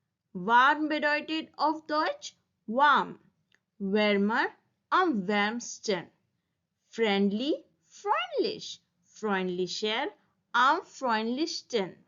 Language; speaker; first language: German; non-native, learner; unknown